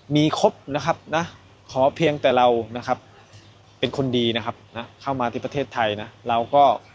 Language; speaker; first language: Thai; native; Thai